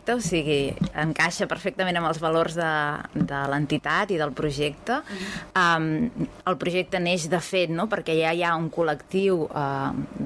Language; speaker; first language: Catalan; native; Catalan